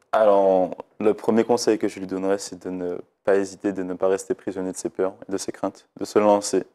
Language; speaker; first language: French; native; French